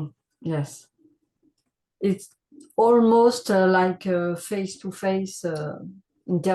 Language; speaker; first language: English; non-native, learner; French